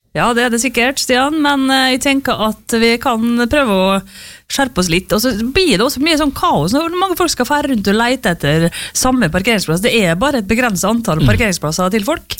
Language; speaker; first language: Norwegian; native; Norwegian